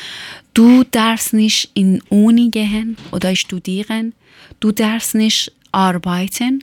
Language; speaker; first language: German; non-native, fluent; Persian